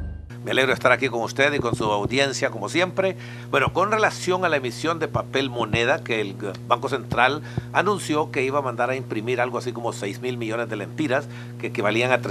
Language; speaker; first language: Spanish; native; Spanish